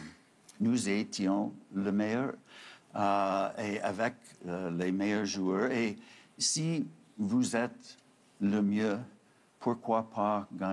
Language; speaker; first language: French; non-native, fluent; English